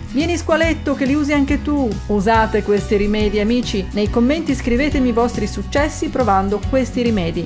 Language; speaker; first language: Italian; native; Italian